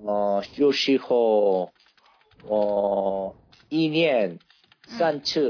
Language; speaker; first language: Chinese; non-native, learner; Korean